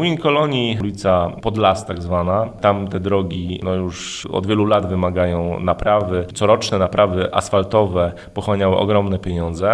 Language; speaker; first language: Polish; native; Polish